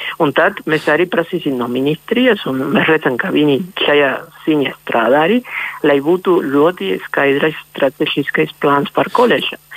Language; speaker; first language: Latvian; non-native, fluent; Spanish